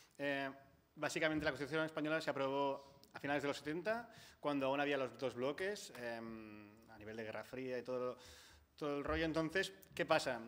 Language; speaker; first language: Spanish; non-native, local second language; Catalan